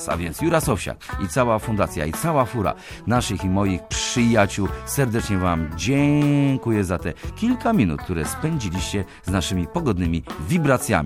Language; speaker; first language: Polish; native; Polish